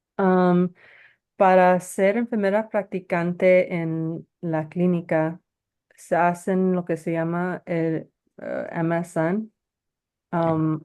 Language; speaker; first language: Spanish; early bilingual, heritage; Spanish